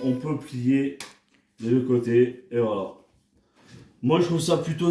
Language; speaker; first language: French; native; French